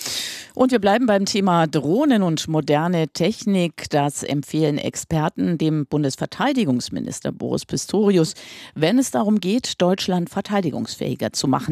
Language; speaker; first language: German; native; German